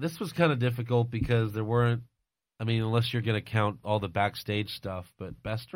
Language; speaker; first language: English; native; English